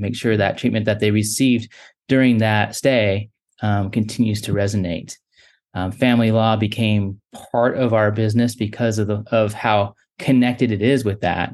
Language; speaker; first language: English; native; English